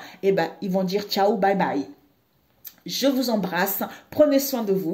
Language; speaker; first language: French; native; French